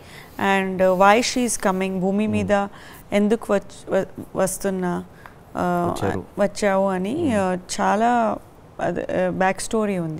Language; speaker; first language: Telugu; non-native, learner; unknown